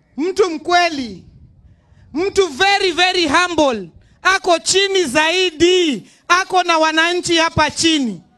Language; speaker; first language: Swahili; non-native, local second language; Luo (Kenya and Tanzania)